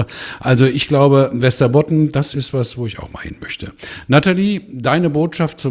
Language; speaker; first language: German; native; German